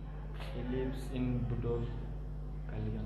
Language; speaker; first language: English; non-native, learner; Nepali